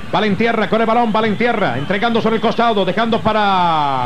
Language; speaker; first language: Spanish; native; Spanish